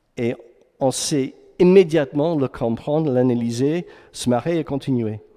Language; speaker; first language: French; non-native, fluent; English